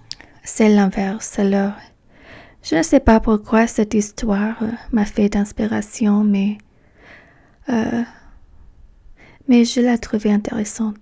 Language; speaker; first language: French; non-native, fluent; English